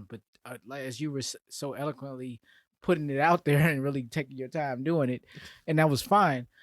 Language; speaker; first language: English; native; English